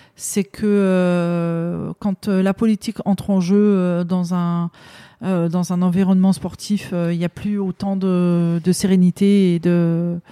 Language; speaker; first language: French; native; French